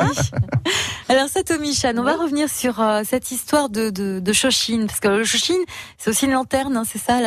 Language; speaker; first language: French; native; French